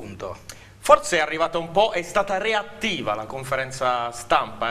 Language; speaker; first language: Italian; native; Italian